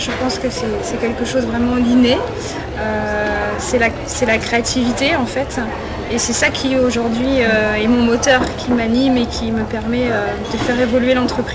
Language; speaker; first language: French; native; French